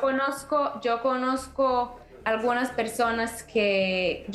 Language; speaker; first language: Spanish; early bilingual, heritage; Spanish